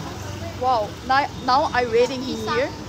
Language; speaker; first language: English; non-native, learner; Korean